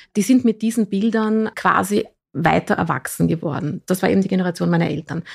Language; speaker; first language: German; early bilingual, other home language; Persian